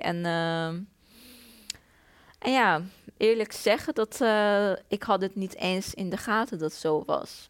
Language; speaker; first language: Dutch; non-native, fluent; Persian